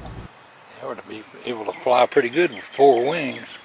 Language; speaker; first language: English; native; English